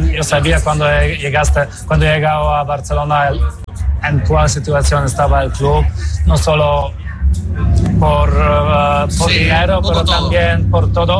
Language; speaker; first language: Spanish; non-native, fluent; Polish